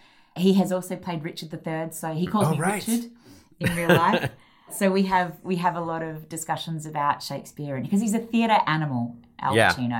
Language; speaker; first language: English; native; English